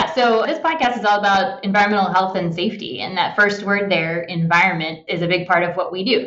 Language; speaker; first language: English; native; English